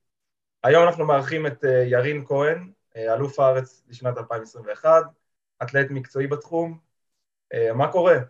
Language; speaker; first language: Hebrew; native; Hebrew